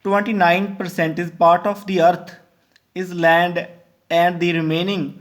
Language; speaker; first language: English; non-native, local second language; Punjabi